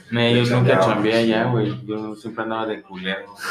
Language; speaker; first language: Spanish; early bilingual, heritage; Spanish